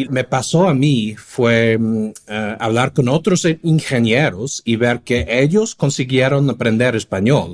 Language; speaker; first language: Spanish; non-native, fluent; English